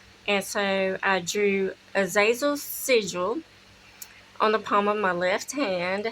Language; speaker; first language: English; native; English